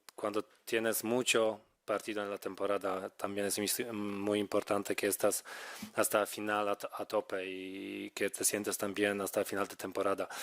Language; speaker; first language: Spanish; non-native, fluent; Polish